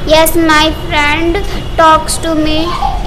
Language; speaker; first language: English; non-native, learner; Hindi